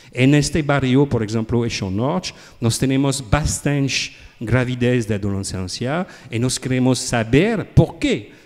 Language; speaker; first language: Portuguese; non-native, learner; French